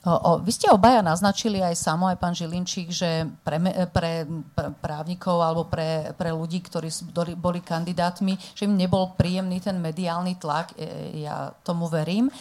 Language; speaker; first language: Slovak; native; Slovak